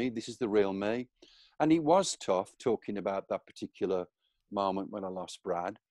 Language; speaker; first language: English; native; English